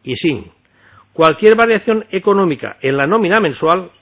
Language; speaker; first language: Spanish; non-native, local second language; Catalan